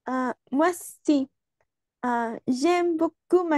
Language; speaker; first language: French; non-native, learner; Spanish